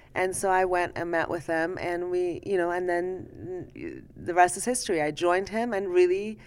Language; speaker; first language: English; early bilingual, other home language; Persian